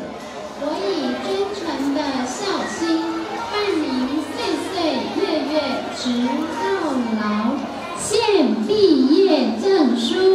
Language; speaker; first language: Chinese; native; Chinese